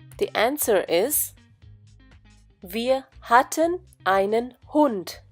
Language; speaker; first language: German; non-native, fluent; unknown